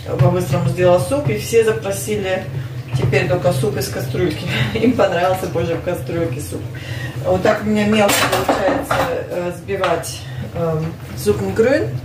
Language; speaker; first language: Russian; native; Russian